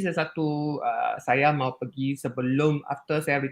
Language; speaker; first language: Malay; non-native, local second language; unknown